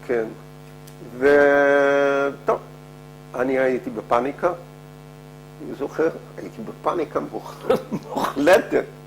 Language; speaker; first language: Hebrew; non-native, fluent; Dutch